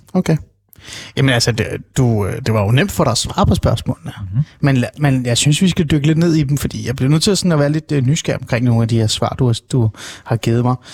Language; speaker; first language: Danish; non-native, local second language; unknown